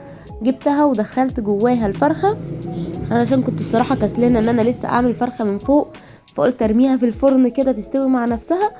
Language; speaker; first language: Arabic; native; Arabic